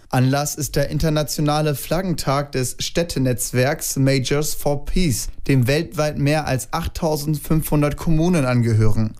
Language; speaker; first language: German; native; German